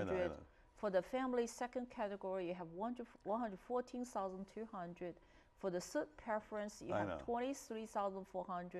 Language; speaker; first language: English; non-native, fluent; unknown